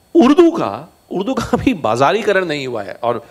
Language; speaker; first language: Hindi; native; Hindi